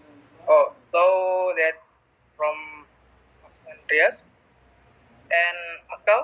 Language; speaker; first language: English; non-native, learner; Indonesian